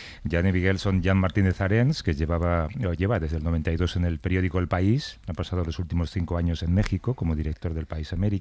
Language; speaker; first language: Spanish; native; Spanish